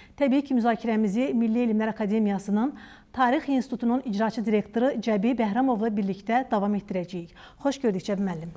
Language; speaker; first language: Azerbaijani; native; Azerbaijani